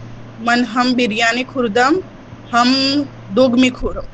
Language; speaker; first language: Persian; non-native, learner; Urdu